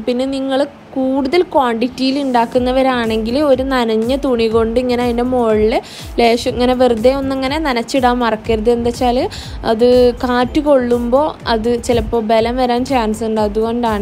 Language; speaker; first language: Malayalam; native; Malayalam